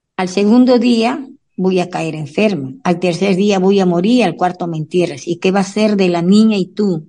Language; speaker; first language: Spanish; native; Spanish